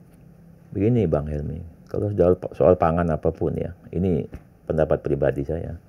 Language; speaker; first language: Indonesian; native; Indonesian